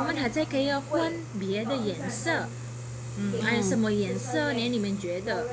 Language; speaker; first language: Chinese; non-native, fluent; Filipino